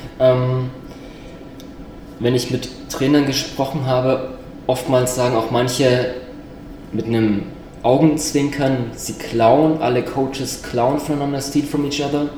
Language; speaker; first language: German; native; German